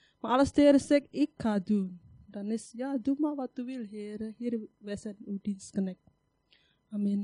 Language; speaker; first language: Dutch; non-native, learner; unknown